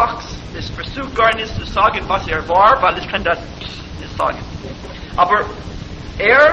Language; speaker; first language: German; non-native, fluent; English